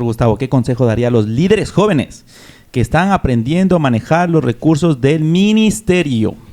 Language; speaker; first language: Spanish; native; Spanish